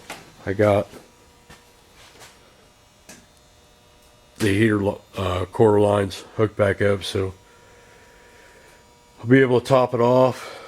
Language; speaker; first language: English; native; English